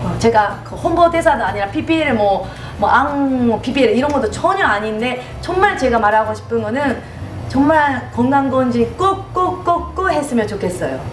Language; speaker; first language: Korean; non-native, fluent; Japanese